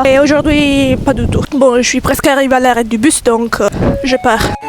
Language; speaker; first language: French; non-native, fluent; Italian